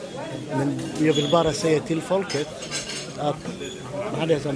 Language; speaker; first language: Swedish; non-native, learner; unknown